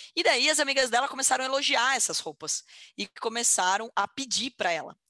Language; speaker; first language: Portuguese; native; Portuguese